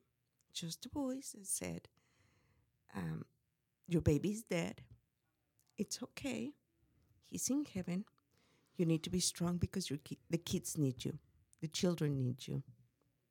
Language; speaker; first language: English; non-native, fluent; Spanish